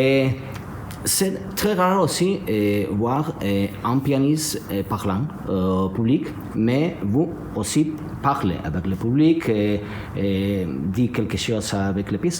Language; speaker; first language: French; non-native, learner; Spanish